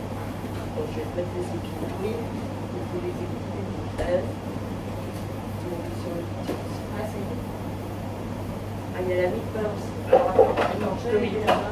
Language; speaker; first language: French; native; French